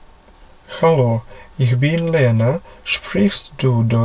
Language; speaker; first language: German; non-native, fluent; Ukrainian